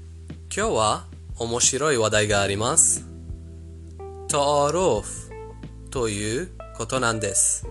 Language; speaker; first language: Japanese; non-native, fluent; Persian